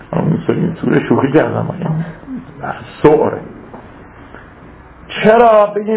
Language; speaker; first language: Persian; native; Persian